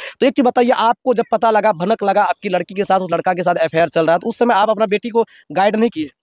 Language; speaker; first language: Hindi; native; Hindi